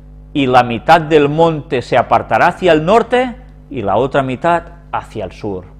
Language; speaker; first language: Spanish; native; Spanish